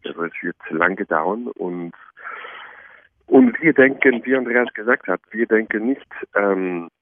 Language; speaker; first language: German; non-native, fluent; French